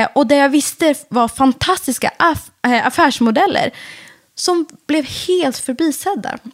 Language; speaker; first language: Swedish; early bilingual, other home language; Persian